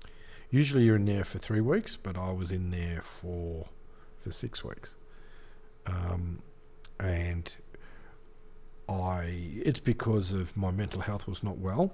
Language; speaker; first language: English; native; English